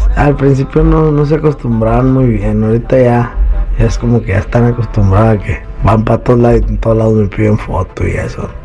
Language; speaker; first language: Spanish; native; Spanish